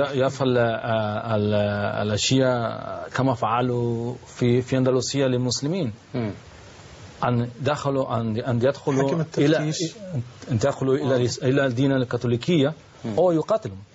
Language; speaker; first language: Arabic; non-native, learner; Spanish